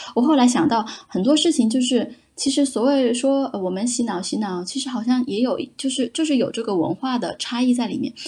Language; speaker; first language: Chinese; native; Chinese